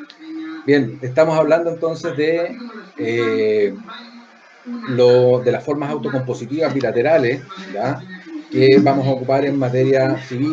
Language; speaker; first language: Spanish; native; Spanish